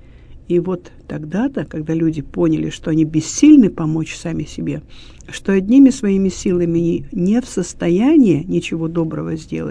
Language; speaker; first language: Russian; native; Russian